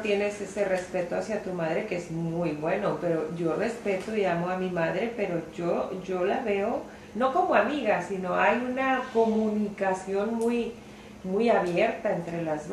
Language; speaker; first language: Spanish; native; Spanish